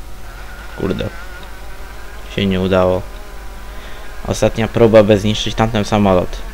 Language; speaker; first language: Polish; native; Polish